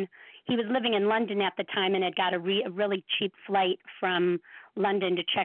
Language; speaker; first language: English; native; English